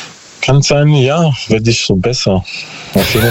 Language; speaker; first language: German; non-native, learner; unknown